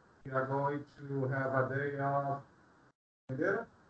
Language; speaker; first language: English; non-native, fluent; Portuguese